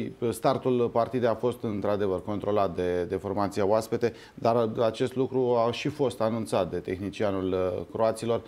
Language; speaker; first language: Romanian; native; Romanian